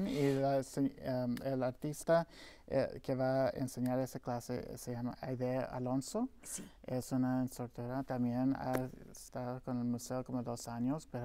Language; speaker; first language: Spanish; non-native, local second language; English